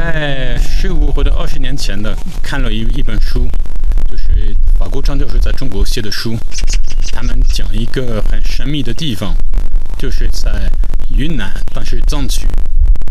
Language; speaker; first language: Chinese; non-native, fluent; French